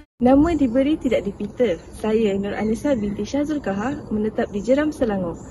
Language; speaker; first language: Malay; native; Malay